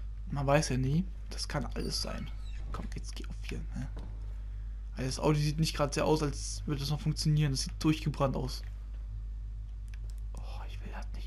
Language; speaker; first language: German; native; German